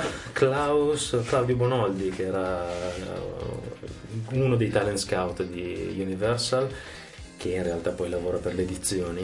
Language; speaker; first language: Italian; native; Italian